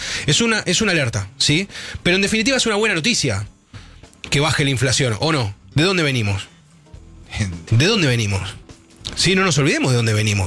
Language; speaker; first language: Spanish; native; Spanish